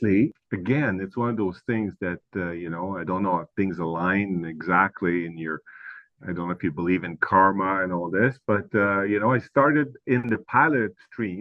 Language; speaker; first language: English; non-native, fluent; French